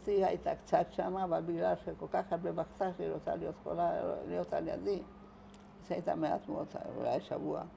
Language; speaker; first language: Hebrew; non-native, fluent; Hungarian